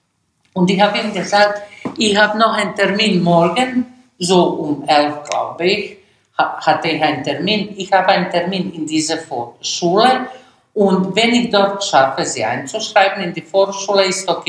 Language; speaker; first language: German; non-native, fluent; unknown